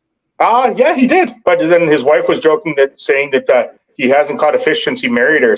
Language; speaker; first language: English; native; English